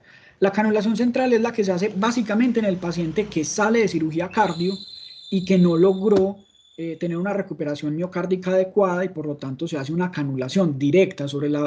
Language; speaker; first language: Spanish; native; Spanish